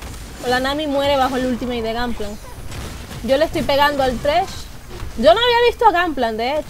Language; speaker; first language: Spanish; native; Spanish